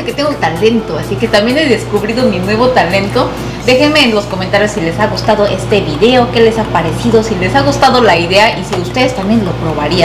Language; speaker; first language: Spanish; non-native, fluent; Korean